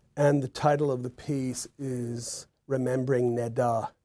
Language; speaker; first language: English; native; English